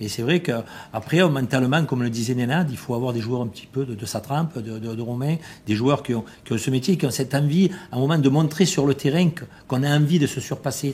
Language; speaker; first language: French; native; French